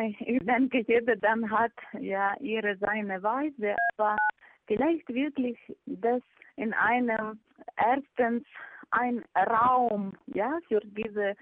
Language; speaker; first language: German; non-native, fluent; Ukrainian